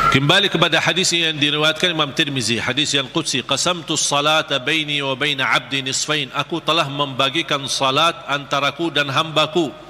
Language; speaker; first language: Malay; non-native, fluent; Arabic